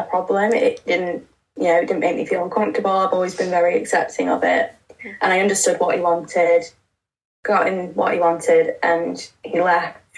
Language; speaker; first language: English; native; English